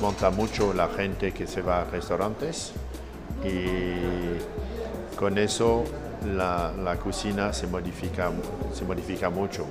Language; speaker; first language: Spanish; non-native, fluent; French